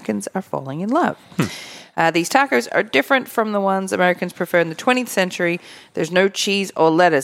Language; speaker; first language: English; native; English